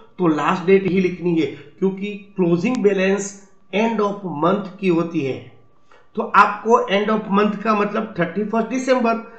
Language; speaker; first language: Hindi; non-native, local second language; Gujarati